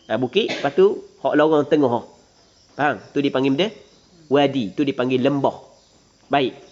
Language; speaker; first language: Malay; native; Malay